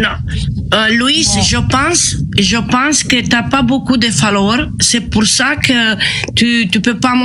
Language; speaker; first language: French; non-native, fluent; Romanian